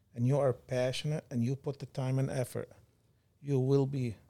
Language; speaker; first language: English; non-native, fluent; Arabic